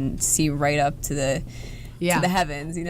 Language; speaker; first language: English; native; English